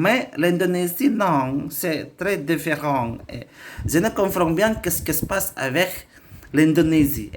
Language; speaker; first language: French; non-native, learner; Indonesian